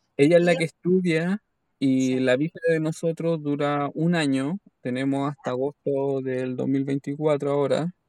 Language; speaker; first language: Spanish; native; Spanish